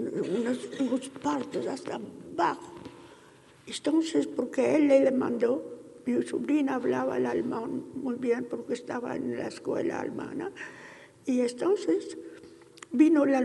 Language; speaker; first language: Spanish; early bilingual, heritage; Ladino